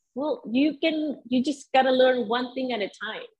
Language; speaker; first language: English; non-native, fluent; Spanish